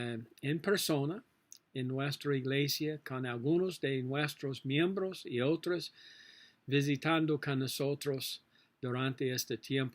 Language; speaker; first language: Spanish; non-native, learner; English